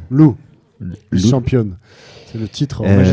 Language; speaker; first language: French; native; French